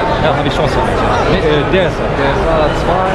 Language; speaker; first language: German; non-native, learner; Arabic